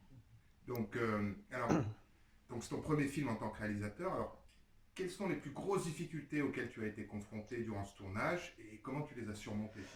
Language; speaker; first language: French; native; French